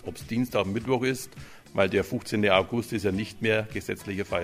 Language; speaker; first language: German; native; German